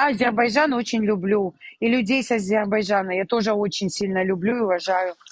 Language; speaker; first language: Russian; native; Russian